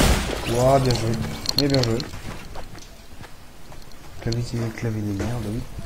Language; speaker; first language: French; native; French